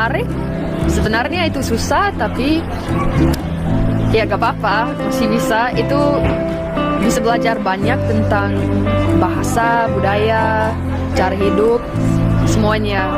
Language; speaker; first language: Indonesian; non-native, learner; English